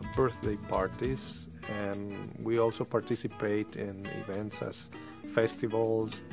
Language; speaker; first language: English; non-native, fluent; Spanish